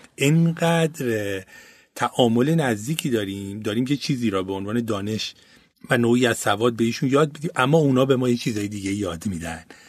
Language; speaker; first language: Persian; native; Persian